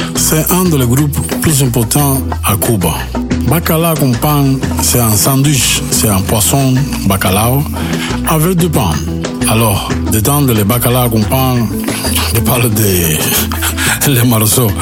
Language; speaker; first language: French; non-native, learner; Spanish